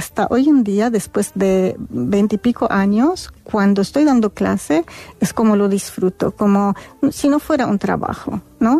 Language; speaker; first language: Spanish; non-native, fluent; Arabic